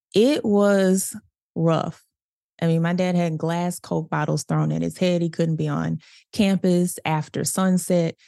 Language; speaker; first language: English; native; English